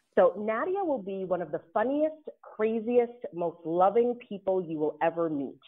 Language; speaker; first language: English; native; English